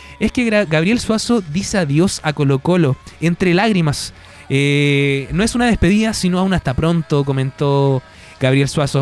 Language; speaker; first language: Spanish; native; Spanish